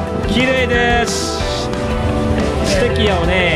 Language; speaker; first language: Japanese; non-native, fluent; Indonesian